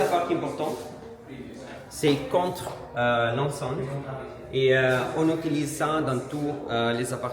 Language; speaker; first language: French; non-native, learner; Italian